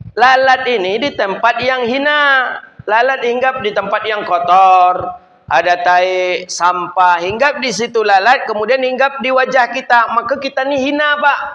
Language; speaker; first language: Malay; non-native, local second language; Minangkabau